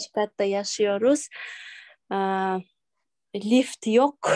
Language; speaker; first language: Turkish; non-native, learner; Kyrgyz